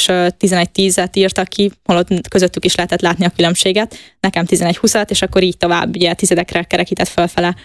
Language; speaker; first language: Hungarian; native; Hungarian